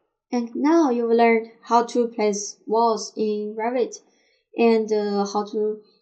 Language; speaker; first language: English; non-native, fluent; Chinese